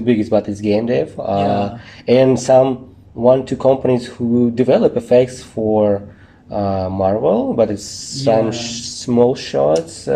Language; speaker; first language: English; non-native, learner; Russian